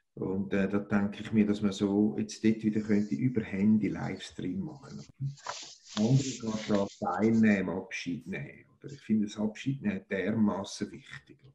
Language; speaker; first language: German; native; German